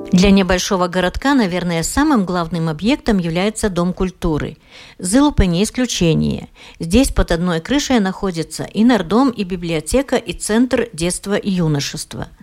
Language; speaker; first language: Russian; non-native, local second language; Latvian